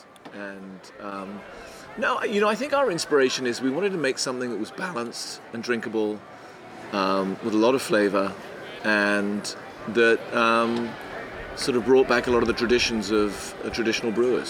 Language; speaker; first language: English; native; English